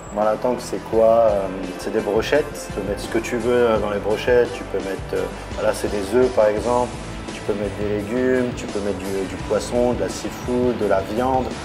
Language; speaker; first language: French; native; French